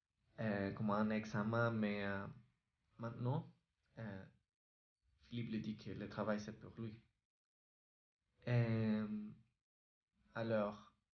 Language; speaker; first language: French; non-native, learner; Spanish